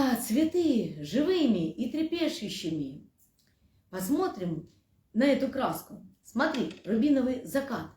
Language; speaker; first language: Russian; native; Russian